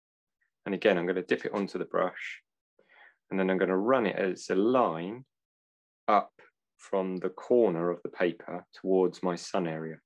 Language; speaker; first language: English; native; English